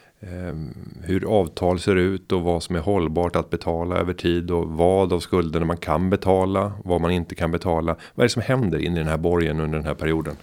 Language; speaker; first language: Swedish; native; Swedish